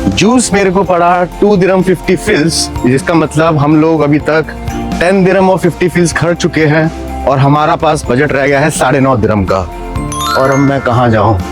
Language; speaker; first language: Hindi; native; Hindi